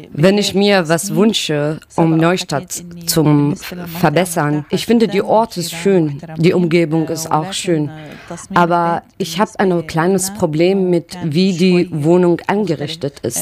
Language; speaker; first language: German; non-native, learner; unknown